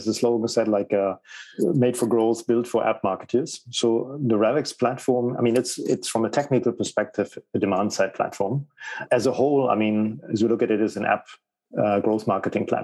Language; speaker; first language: English; non-native, fluent; German